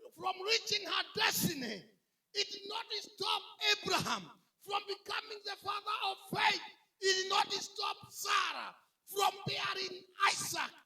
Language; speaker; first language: English; non-native, local second language; Swahili